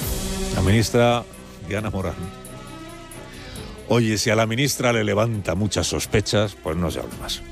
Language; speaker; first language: Spanish; native; Spanish